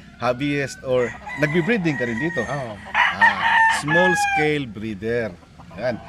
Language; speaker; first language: Filipino; non-native, local second language; Cebuano